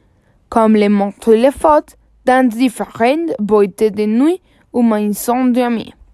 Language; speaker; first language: French; non-native, learner; Spanish